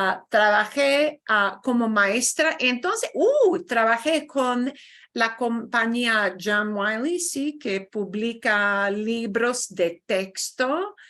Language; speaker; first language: Spanish; non-native, fluent; English